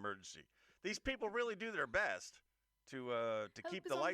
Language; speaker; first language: English; native; English